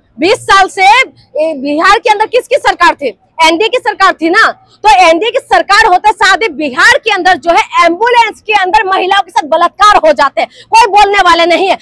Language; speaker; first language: Hindi; non-native, local second language; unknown